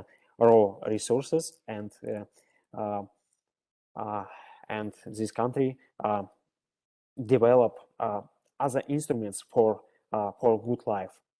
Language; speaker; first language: English; non-native, learner; Russian